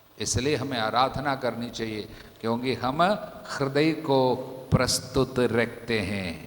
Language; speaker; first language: Hindi; non-native, local second language; Malayalam